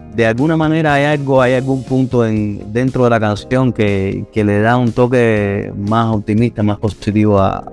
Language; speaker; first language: Spanish; native; Spanish